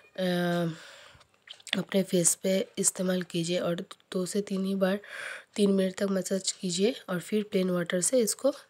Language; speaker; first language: Hindi; non-native, local second language; Bangla